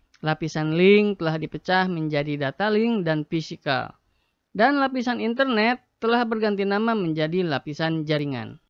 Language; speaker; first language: Indonesian; native; Indonesian